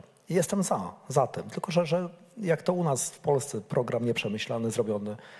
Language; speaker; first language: Polish; native; Polish